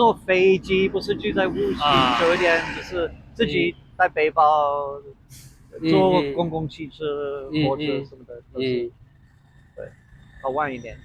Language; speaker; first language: Chinese; non-native, fluent; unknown